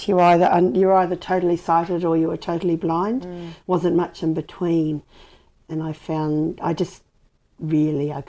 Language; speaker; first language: English; native; English